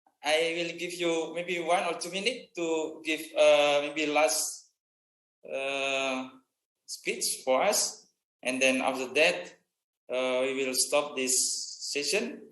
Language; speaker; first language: English; non-native, fluent; Indonesian